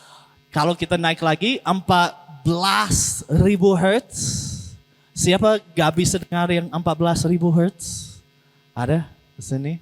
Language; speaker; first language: Indonesian; non-native, learner; English